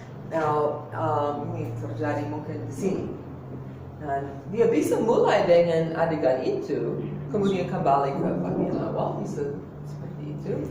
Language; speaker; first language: Indonesian; non-native, fluent; English